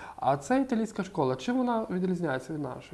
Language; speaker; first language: Ukrainian; native; Ukrainian